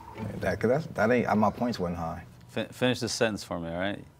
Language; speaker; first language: English; native; English